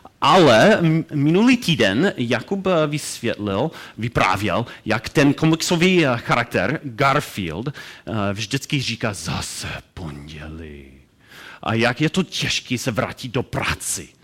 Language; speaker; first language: Czech; non-native, learner; English